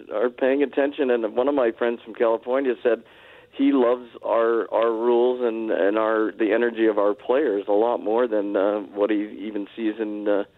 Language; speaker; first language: English; native; English